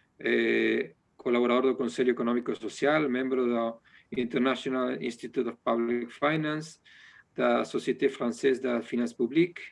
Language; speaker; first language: Portuguese; non-native, fluent; Spanish